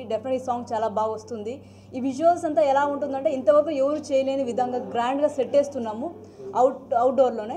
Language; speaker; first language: Telugu; non-native, fluent; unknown